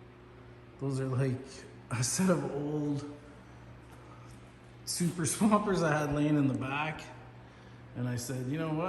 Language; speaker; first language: English; native; English